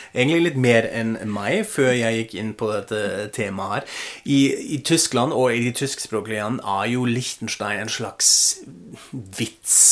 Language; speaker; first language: Norwegian; non-native, fluent; German